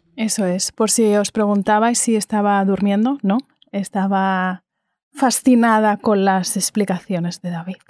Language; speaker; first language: Spanish; native; Spanish